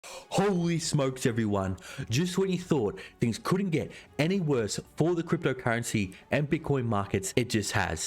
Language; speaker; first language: English; native; English